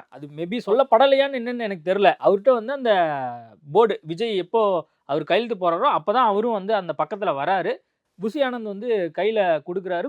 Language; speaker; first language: Tamil; native; Tamil